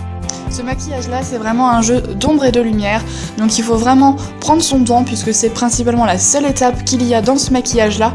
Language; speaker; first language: French; native; French